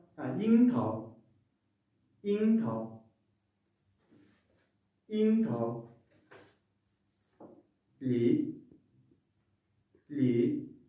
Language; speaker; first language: Chinese; non-native, fluent; Kazakh